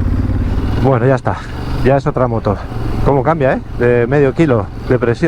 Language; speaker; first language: Spanish; native; Spanish